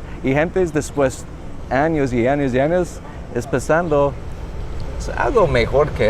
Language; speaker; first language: Spanish; non-native, learner; English